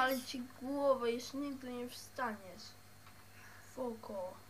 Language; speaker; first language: Polish; early bilingual, heritage; Dutch